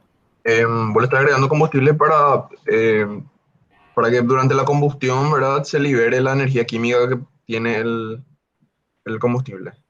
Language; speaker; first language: Spanish; native; Spanish